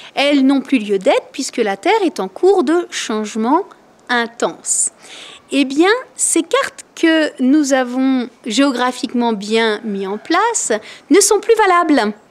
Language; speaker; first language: French; native; French